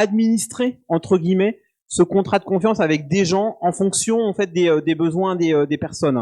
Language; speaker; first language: French; native; French